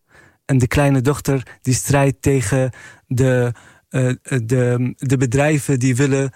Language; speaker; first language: Dutch; non-native, fluent; Arabic